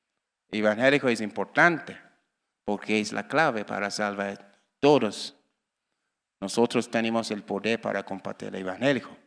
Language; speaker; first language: Spanish; non-native, learner; English